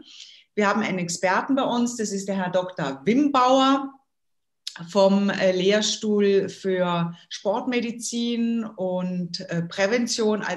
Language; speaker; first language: German; native; German